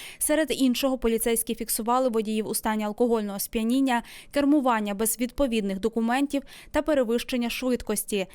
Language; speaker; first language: Ukrainian; native; Ukrainian